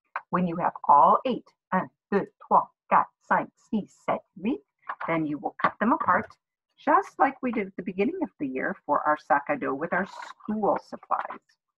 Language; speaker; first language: English; native; English